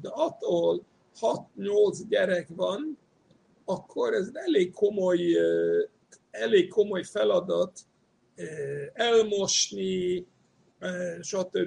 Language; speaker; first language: Hungarian; non-native, fluent; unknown